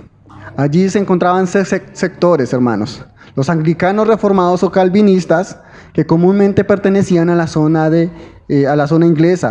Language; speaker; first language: Spanish; native; Spanish